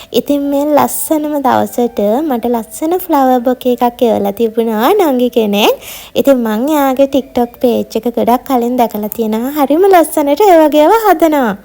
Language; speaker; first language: Sinhala; native; Sinhala